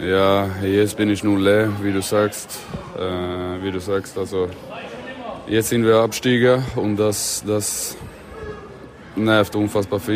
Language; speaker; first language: German; non-native, learner; Swedish